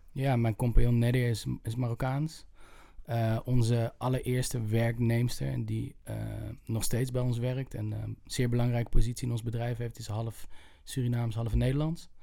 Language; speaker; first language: Dutch; native; Dutch